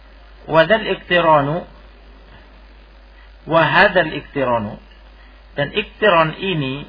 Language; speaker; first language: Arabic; non-native, fluent; Indonesian